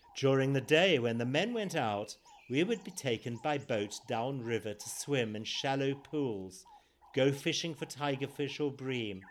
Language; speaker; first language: English; native; English